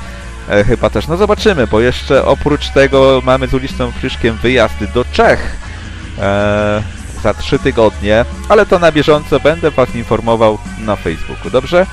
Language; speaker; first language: Polish; native; Polish